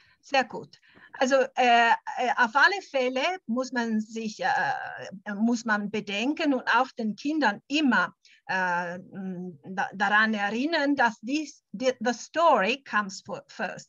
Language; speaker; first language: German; non-native, fluent; Italian